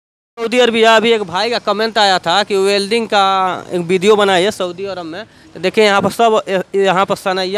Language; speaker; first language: Hindi; native; Hindi